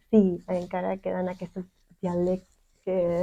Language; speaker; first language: Catalan; non-native, fluent; Spanish